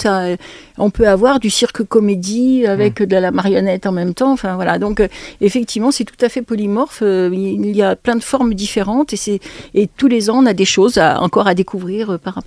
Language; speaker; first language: French; native; French